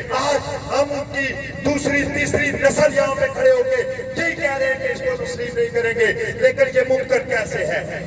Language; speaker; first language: Urdu; non-native, local second language; Pahari-Potwari